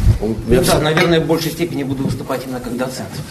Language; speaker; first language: Russian; native; Russian